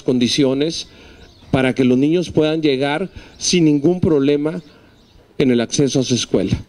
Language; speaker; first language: Spanish; native; Spanish